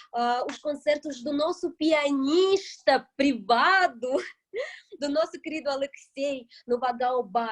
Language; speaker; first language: Portuguese; non-native, fluent; Russian